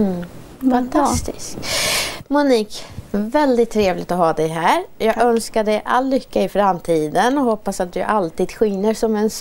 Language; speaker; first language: Swedish; native; Swedish